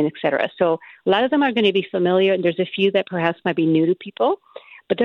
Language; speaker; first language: English; non-native, fluent; Spanish